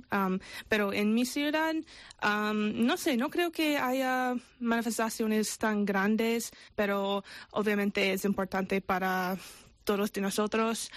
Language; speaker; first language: Spanish; non-native, fluent; English